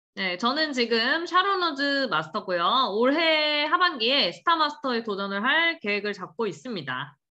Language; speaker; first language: Korean; native; Korean